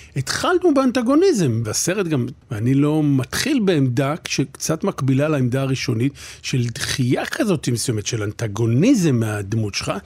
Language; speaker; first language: Hebrew; native; Hebrew